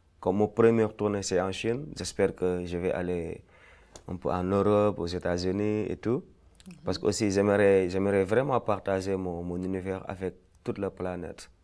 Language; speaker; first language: French; non-native, local second language; Fula